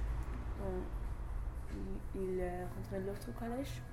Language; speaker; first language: French; non-native, learner; English